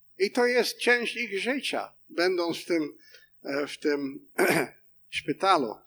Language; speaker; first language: Polish; non-native, fluent; English